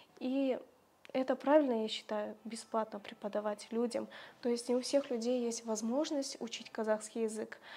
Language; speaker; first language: Russian; native; Russian